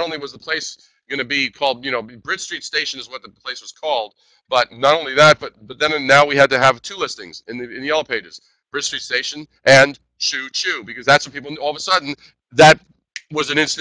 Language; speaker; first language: English; native; English